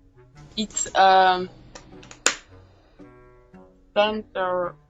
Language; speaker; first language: English; non-native, learner; Ukrainian